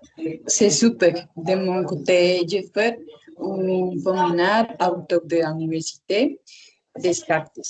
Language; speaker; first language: French; non-native, learner; Spanish